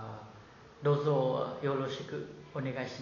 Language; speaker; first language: Japanese; non-native, learner; Vietnamese